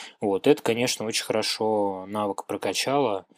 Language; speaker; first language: Russian; native; Russian